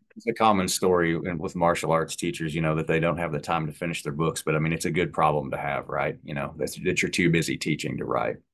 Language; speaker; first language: English; native; English